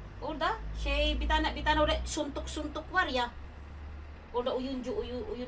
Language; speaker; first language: Turkish; non-native, learner; Filipino